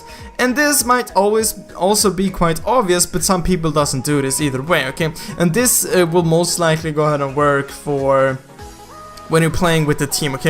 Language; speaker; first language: English; non-native, fluent; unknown